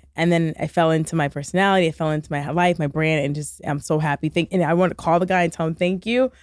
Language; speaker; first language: English; native; English